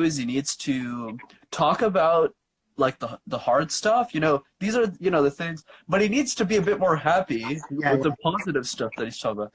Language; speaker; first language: English; native; English